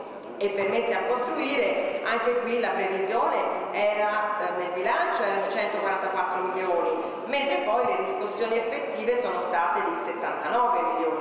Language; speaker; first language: Italian; native; Italian